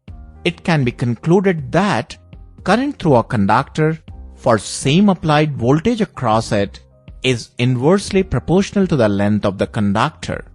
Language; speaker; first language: English; non-native, local second language; Telugu